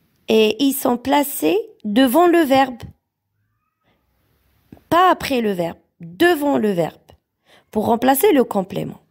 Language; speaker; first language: French; non-native, local second language; Arabic